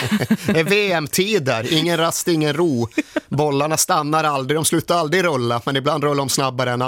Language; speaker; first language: Swedish; native; Swedish